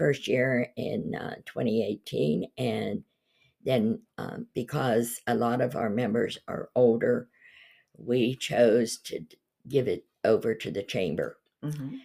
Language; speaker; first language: English; native; English